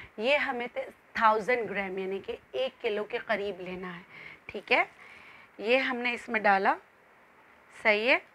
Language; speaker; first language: Urdu; non-native, local second language; Khowar